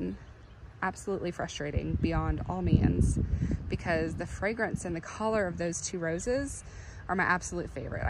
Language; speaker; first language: English; native; English